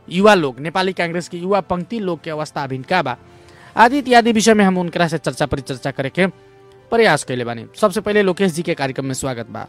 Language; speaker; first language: Bhojpuri; native; Bhojpuri